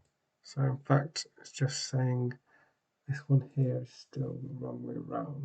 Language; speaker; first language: English; native; English